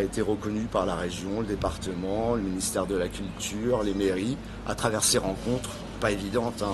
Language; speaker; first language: French; native; French